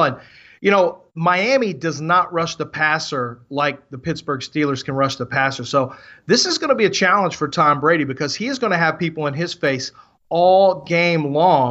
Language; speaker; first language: English; native; English